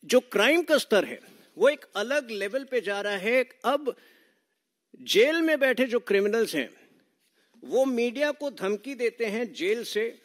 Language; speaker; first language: Hindi; native; Hindi